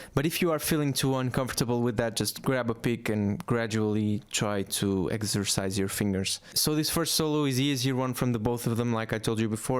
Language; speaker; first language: English; non-native, fluent; Portuguese